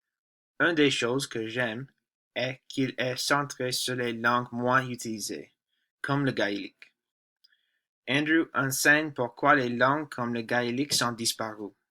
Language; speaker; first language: French; non-native, learner; English